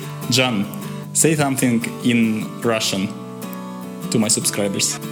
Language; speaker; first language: English; non-native, learner; Russian